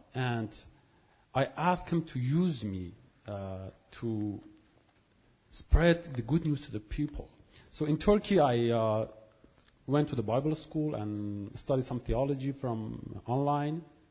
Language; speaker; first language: English; non-native, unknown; Kurdish